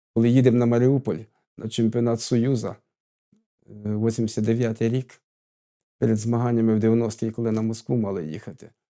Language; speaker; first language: Ukrainian; native; Ukrainian